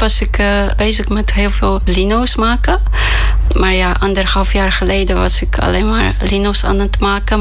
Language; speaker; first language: Dutch; non-native, fluent; Polish